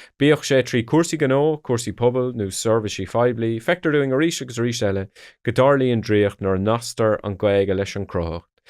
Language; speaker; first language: Irish; non-native, local second language; English